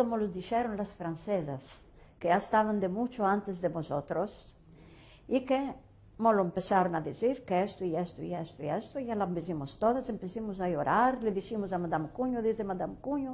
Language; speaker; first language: Spanish; early bilingual, heritage; Ladino